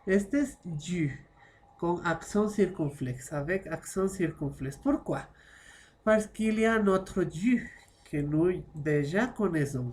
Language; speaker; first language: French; non-native, fluent; Spanish